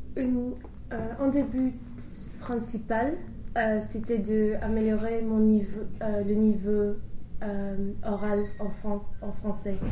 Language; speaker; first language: French; non-native, fluent; English